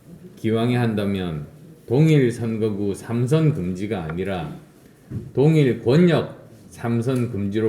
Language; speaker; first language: Korean; native; Korean